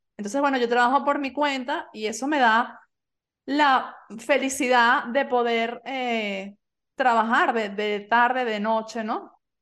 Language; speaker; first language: Spanish; native; Spanish